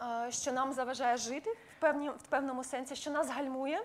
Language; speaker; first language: Ukrainian; non-native, local second language; Russian